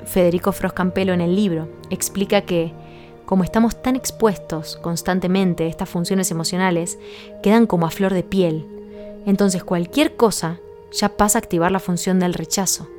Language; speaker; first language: Spanish; native; Spanish